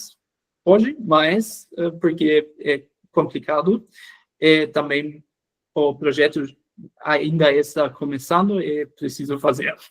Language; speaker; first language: Portuguese; non-native, fluent; German